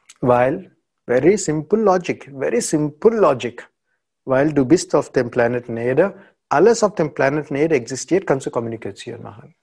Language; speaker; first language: German; non-native, learner; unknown